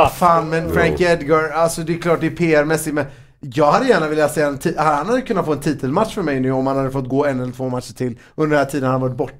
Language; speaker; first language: Swedish; native; Swedish